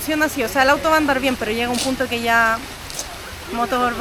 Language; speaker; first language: Spanish; native; Spanish